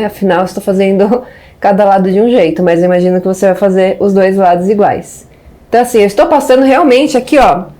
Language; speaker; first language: Portuguese; native; Portuguese